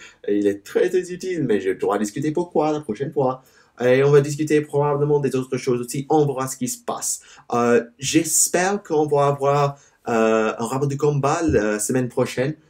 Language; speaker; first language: French; non-native, learner; English